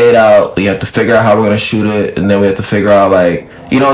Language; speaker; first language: English; early bilingual, other home language; French